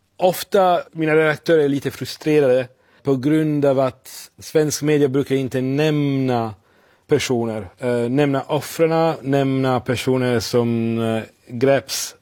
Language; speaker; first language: Swedish; non-native, fluent; Italian